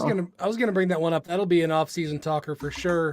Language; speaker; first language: English; native; English